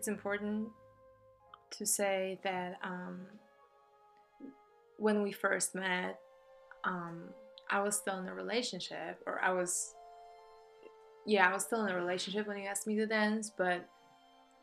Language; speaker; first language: English; non-native, fluent; Polish